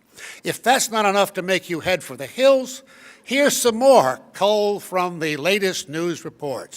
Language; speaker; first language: English; native; English